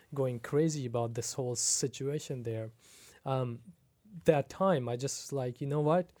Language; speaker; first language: English; non-native, local second language; Punjabi